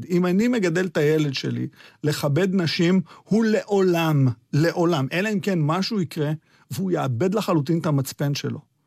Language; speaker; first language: Hebrew; early bilingual, other home language; Arabic